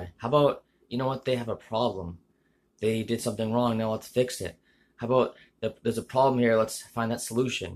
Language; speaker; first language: English; native; English